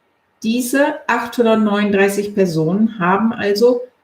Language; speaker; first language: German; native; German